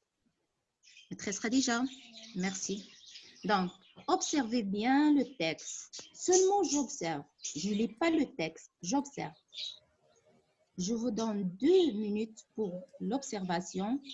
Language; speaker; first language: French; non-native, local second language; Arabic